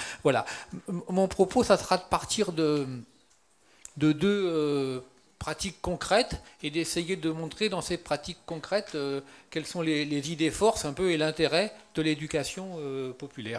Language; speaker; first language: French; native; French